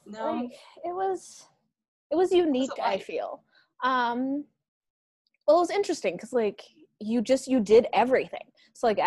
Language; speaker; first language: English; native; English